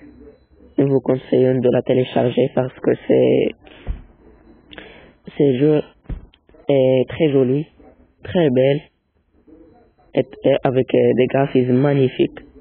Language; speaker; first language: French; non-native, learner; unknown